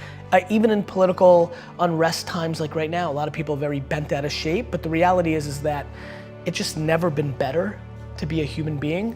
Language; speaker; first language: English; early bilingual, other home language; Russian